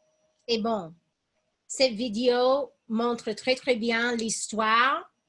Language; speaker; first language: French; non-native, fluent; English